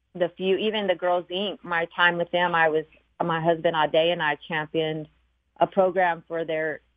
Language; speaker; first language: English; early bilingual, other home language; Spanish